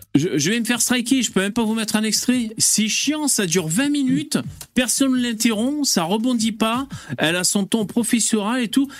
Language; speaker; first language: French; native; French